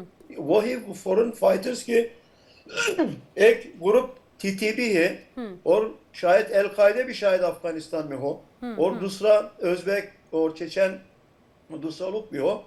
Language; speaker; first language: Hindi; non-native, fluent; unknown